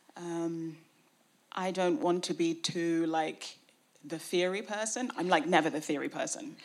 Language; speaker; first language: English; native; English